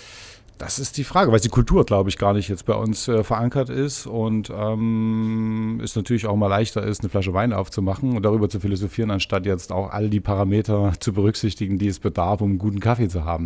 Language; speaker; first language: German; native; German